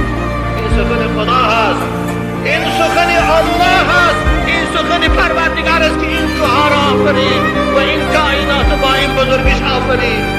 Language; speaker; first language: Persian; native; Persian